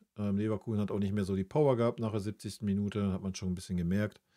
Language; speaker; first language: German; native; German